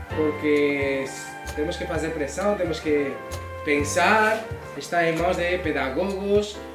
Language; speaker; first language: Portuguese; non-native, fluent; Spanish